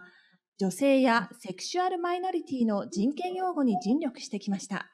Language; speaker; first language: Japanese; native; Japanese